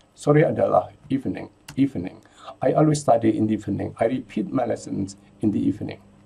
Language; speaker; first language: English; non-native, fluent; Indonesian